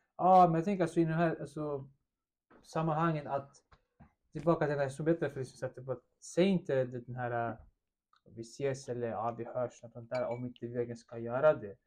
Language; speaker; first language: Swedish; early bilingual, other home language; Russian